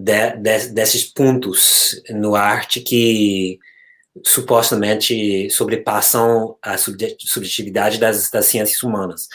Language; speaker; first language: Portuguese; non-native, fluent; English